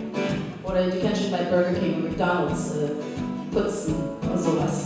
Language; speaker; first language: German; non-native, fluent; English